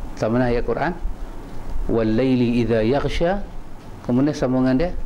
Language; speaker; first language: Malay; native; Malay